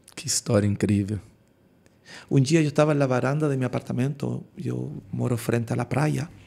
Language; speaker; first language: Portuguese; non-native, learner; Spanish